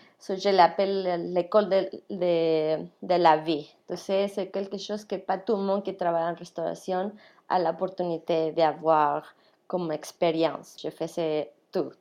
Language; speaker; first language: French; non-native, fluent; Spanish